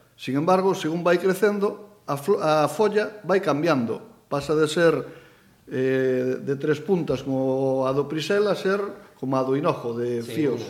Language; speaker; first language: Galician; native; Galician